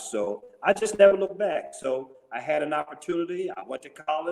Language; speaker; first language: English; native; English